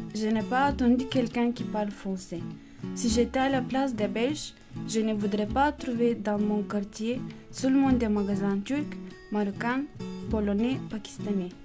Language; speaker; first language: French; non-native, learner; Bulgarian